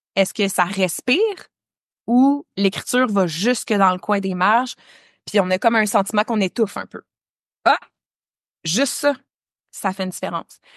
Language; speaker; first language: French; native; French